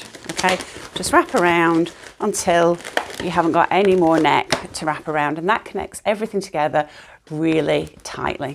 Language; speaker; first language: English; native; English